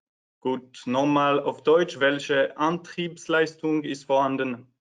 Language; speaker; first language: German; non-native, fluent; French